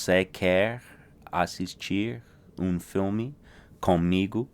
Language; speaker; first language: Portuguese; non-native, fluent; English